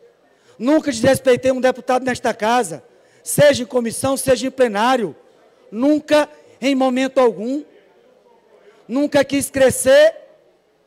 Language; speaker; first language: Portuguese; native; Portuguese